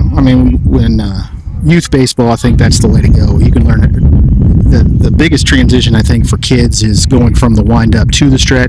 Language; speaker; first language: English; native; English